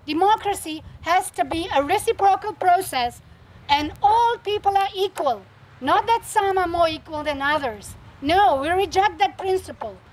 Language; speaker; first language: English; non-native, fluent; Armenian